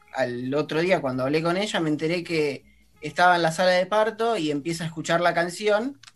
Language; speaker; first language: Spanish; native; Spanish